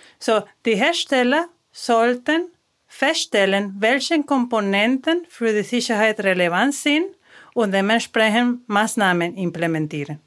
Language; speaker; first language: German; non-native, fluent; Spanish